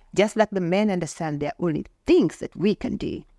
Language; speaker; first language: English; non-native, local second language; Luo (Kenya and Tanzania)